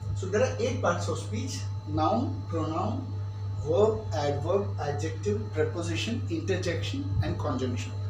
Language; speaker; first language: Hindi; non-native, local second language; Marathi